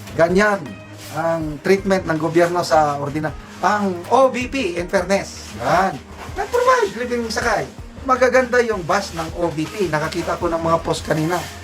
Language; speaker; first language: Filipino; non-native, local second language; Cebuano